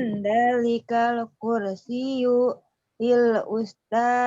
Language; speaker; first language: Arabic; non-native, learner; Indonesian